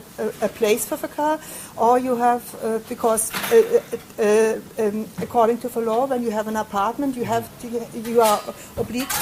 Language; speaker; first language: English; non-native, fluent; German